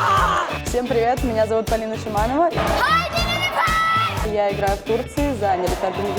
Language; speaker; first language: Russian; native; Russian